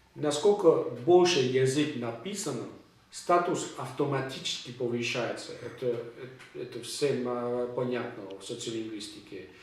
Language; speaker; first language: Russian; non-native, learner; Catalan